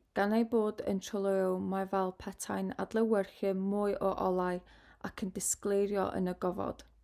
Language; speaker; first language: Welsh; non-native, local second language; English